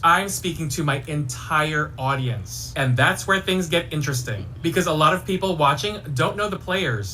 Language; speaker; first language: English; native; English